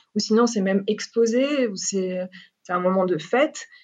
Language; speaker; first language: French; native; French